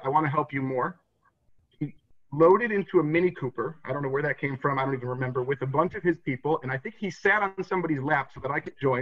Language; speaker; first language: English; native; English